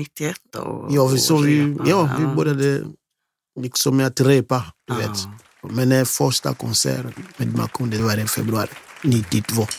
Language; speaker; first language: Swedish; non-native, learner; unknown